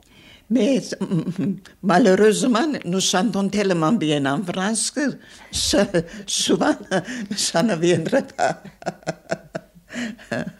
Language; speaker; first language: French; non-native, fluent; Armenian